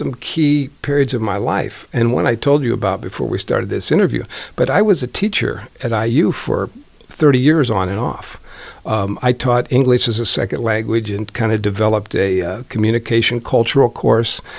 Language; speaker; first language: English; native; English